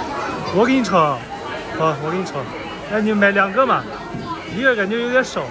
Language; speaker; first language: Chinese; native; Chinese